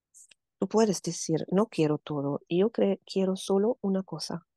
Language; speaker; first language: Spanish; non-native, fluent; German